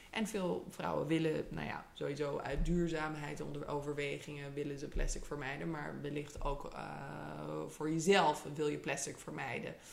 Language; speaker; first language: Dutch; early bilingual, other home language; English